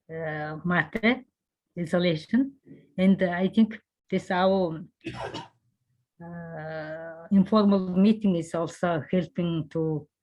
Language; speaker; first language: English; non-native, learner; Mongolian